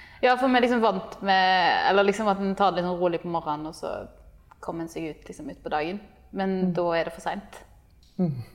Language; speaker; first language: Norwegian; native; Norwegian